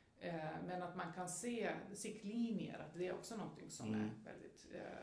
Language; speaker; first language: Swedish; non-native, fluent; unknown